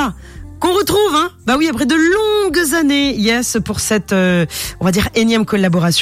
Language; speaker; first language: French; non-native, local second language; Morisyen